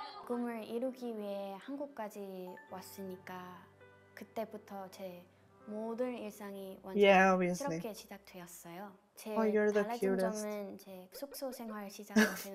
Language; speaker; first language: Korean; non-native, learner; Thai